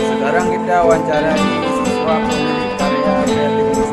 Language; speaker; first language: Indonesian; native; Indonesian